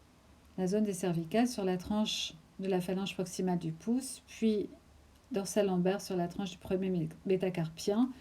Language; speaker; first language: French; native; French